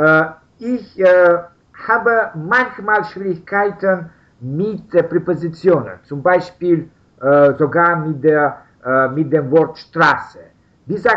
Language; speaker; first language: German; non-native, learner; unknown